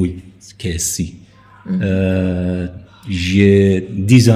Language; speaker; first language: French; non-native, learner; Persian